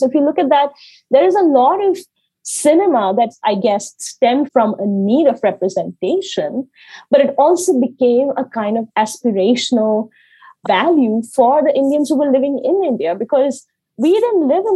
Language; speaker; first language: English; non-native, local second language; Hindi